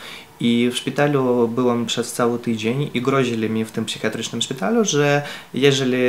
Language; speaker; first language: Polish; non-native, fluent; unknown